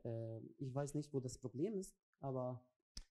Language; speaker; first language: German; non-native, learner; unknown